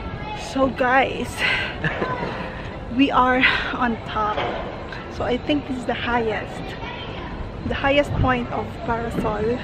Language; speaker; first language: English; non-native, fluent; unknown